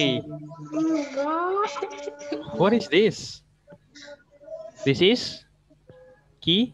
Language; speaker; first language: English; non-native, learner; Indonesian